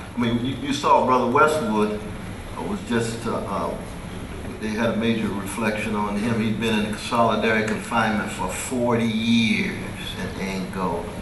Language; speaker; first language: English; native; English